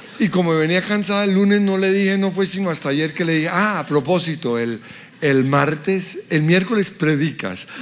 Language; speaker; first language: Spanish; early bilingual, other home language; English